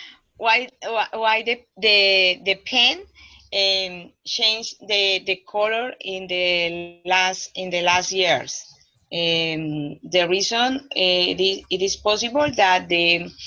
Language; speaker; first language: English; non-native, learner; Spanish